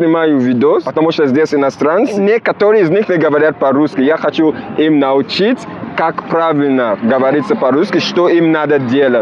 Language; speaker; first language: Russian; non-native, fluent; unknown